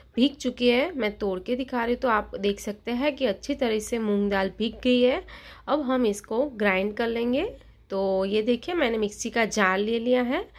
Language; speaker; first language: Hindi; non-native, local second language; Gujarati